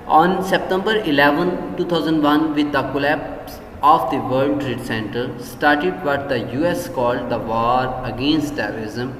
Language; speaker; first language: English; non-native, local second language; Urdu